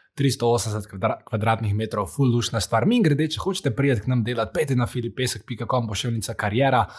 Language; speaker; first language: Slovenian; native; Slovenian